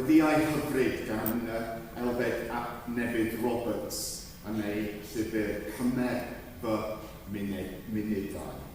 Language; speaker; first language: Welsh; non-native, fluent; English